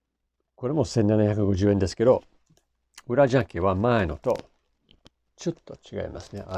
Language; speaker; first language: Japanese; non-native, fluent; English